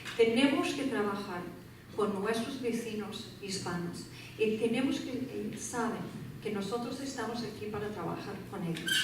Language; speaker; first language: Spanish; non-native, learner; English